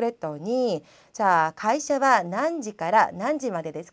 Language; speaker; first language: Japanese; non-native, fluent; Korean